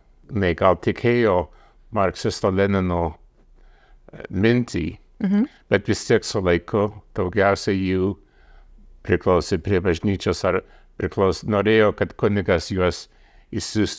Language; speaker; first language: Lithuanian; early bilingual, heritage; Lithuanian